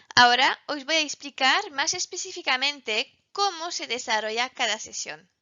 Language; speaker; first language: Spanish; non-native, fluent; French